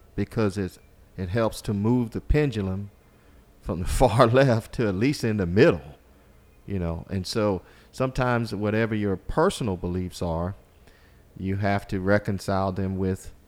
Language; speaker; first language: English; native; English